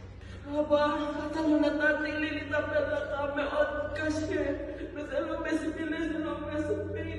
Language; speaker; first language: Hebrew; non-native, learner; Filipino